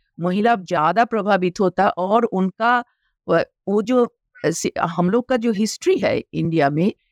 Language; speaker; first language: Hindi; non-native, local second language; Bangla